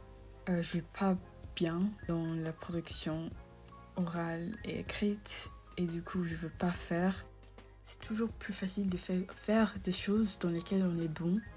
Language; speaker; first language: French; non-native, fluent; English